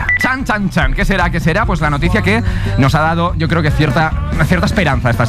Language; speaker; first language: Spanish; native; Spanish